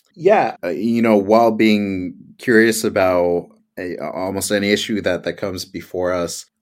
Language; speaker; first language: English; native; English